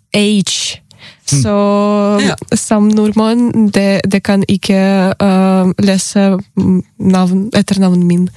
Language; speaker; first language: Norwegian; non-native, learner; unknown